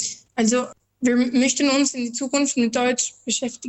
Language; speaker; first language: German; non-native, learner; Albanian